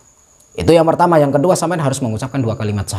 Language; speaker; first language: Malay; non-native, local second language; Javanese